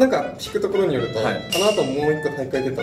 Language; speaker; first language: Japanese; native; Japanese